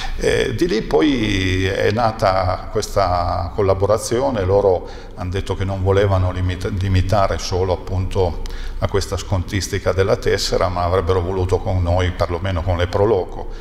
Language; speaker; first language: Italian; native; Italian